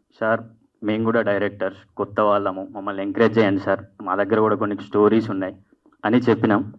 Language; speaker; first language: Telugu; native; Telugu